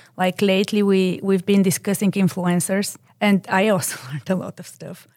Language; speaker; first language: English; non-native, fluent; Bulgarian